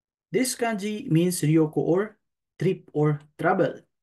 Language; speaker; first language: English; non-native, local second language; Filipino